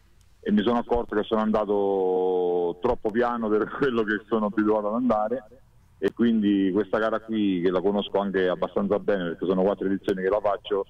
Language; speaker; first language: Italian; native; Italian